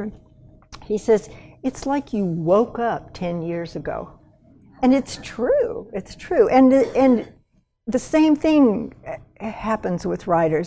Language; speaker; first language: English; native; English